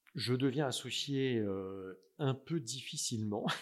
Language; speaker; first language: French; native; French